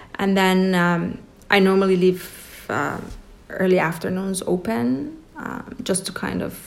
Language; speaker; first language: English; early bilingual, other home language; Persian